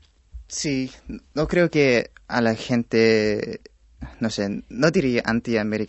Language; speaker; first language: Spanish; non-native, fluent; English